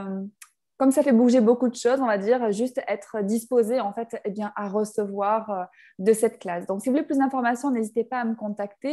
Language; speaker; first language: French; native; French